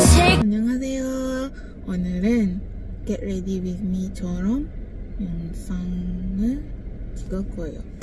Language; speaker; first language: Korean; non-native, learner; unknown